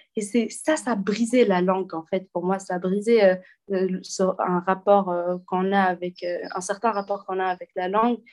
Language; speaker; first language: French; non-native, local second language; Arabic